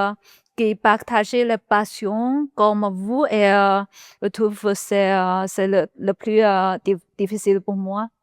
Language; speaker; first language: French; non-native, learner; Chinese